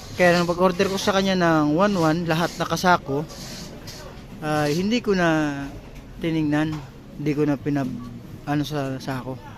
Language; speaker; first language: Filipino; native; Filipino